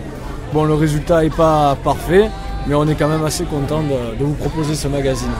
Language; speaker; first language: French; native; French